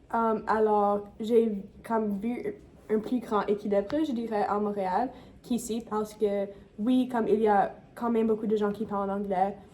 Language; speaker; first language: French; non-native, local second language; English